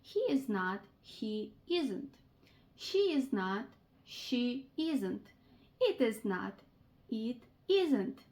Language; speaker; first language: English; non-native, fluent; Ukrainian